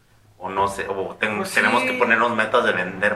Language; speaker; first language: Spanish; native; Spanish